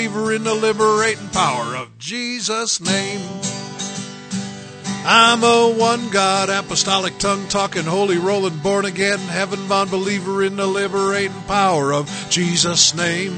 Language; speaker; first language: English; native; English